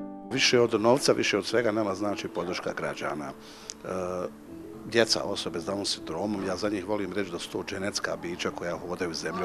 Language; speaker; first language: Bosnian; native; Bosnian